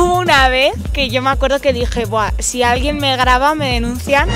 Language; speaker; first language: Spanish; native; Spanish